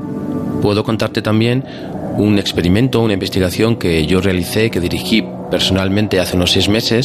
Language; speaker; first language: Spanish; native; Spanish